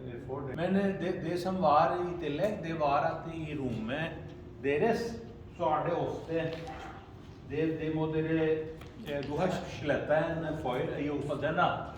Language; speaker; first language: Norwegian; non-native, fluent; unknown